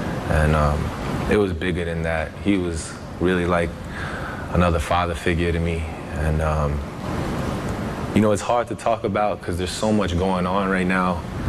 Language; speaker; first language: English; early bilingual, other home language; French